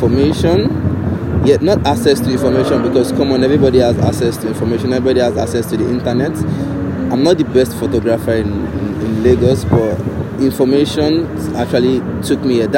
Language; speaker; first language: English; non-native, local second language; Yoruba